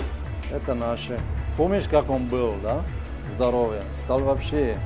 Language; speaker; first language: Russian; non-native, fluent; Italian